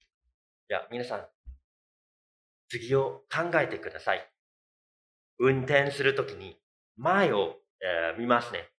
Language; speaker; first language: Japanese; non-native, fluent; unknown